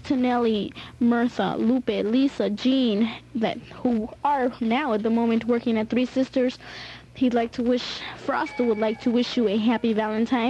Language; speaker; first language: English; native; English